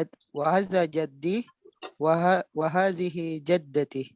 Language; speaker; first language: Arabic; non-native, learner; Indonesian